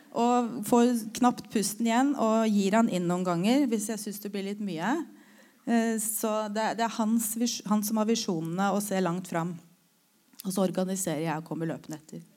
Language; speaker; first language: Norwegian; native; Norwegian